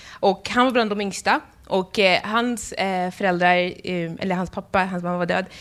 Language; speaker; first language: Swedish; early bilingual, other home language; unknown